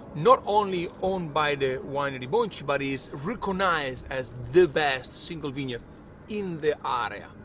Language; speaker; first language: English; non-native, fluent; Italian